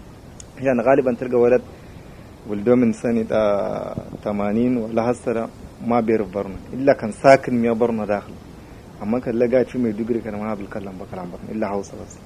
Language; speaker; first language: Arabic; native; Arabic